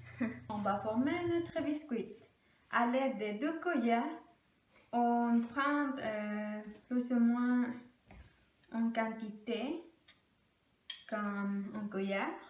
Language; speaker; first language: French; non-native, learner; Spanish